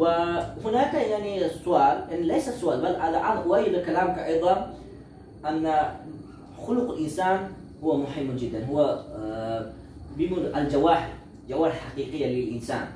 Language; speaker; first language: Arabic; non-native, learner; Uzbek